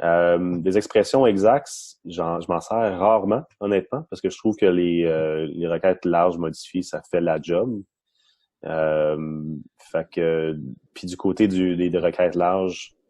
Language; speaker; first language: French; non-native, local second language; English